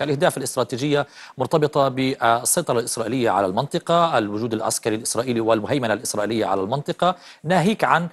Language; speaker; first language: Arabic; native; Arabic